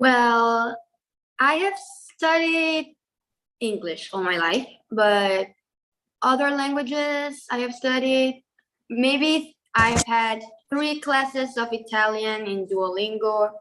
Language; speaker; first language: English; non-native, fluent; Spanish